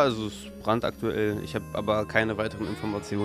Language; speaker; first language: German; native; German